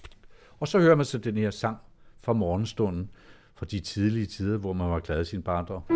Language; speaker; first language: Danish; native; Danish